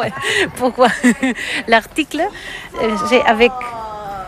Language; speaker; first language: French; non-native, learner; Catalan